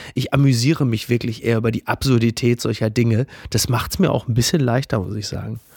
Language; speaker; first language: German; native; German